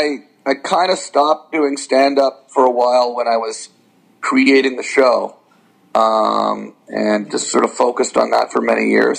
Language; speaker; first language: English; native; English